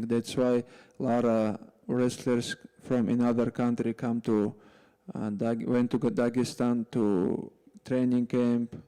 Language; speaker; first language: English; non-native, learner; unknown